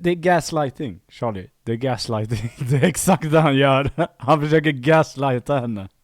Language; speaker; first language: Swedish; native; Swedish